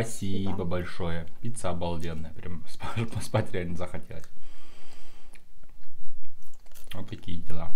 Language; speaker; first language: Russian; native; Russian